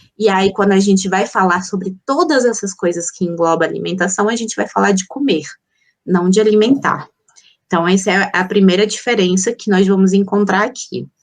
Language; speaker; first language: Portuguese; early bilingual, other home language; Spanish